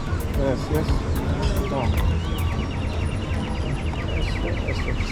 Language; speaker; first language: Spanish; non-native, learner; Haitian Creole